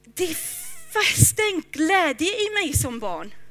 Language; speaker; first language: Swedish; non-native, fluent; English